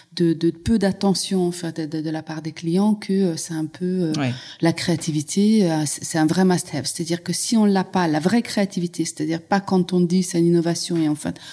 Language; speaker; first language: French; non-native, fluent; Hungarian